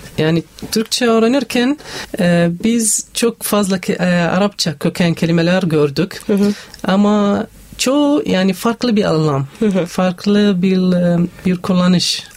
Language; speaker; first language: Turkish; non-native, learner; Arabic